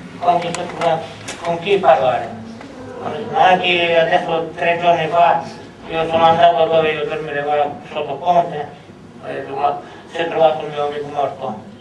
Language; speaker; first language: Italian; non-native, learner; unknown